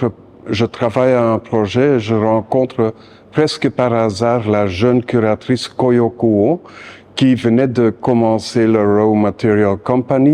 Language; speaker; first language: French; non-native, local second language; Dutch